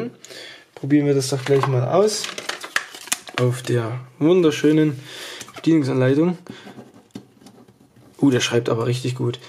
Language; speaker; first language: German; native; German